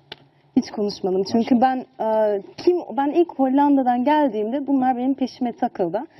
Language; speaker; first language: Turkish; early bilingual, heritage; Turkish